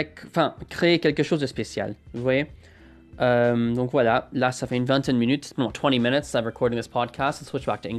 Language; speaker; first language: French; non-native, fluent; English